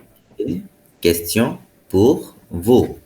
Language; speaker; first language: French; non-native, fluent; Hindi